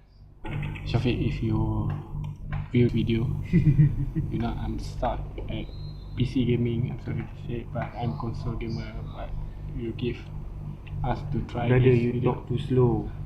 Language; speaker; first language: English; non-native, local second language; Malay